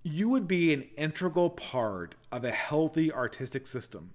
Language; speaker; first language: English; native; English